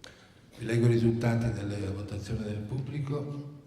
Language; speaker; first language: Italian; native; Italian